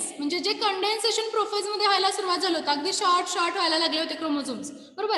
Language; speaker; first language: Marathi; native; Marathi